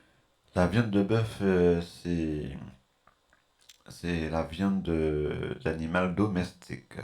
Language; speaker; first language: French; native; French